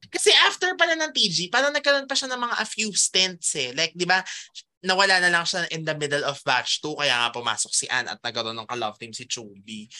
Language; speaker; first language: Filipino; native; Filipino